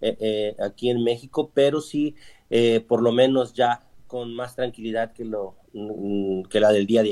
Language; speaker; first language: Spanish; native; Spanish